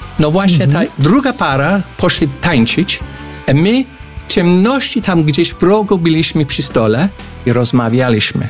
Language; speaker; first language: Polish; non-native, fluent; English